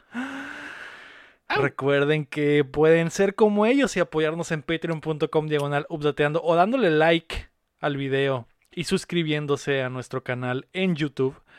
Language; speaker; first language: Spanish; native; Spanish